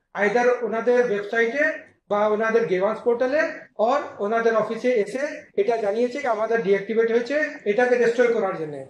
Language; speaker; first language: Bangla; native; Bangla